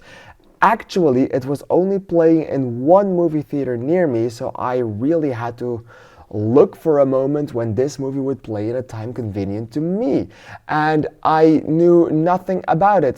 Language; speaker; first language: English; non-native, fluent; Dutch